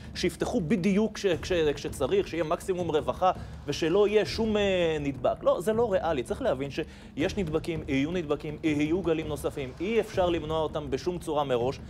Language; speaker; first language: Hebrew; native; Hebrew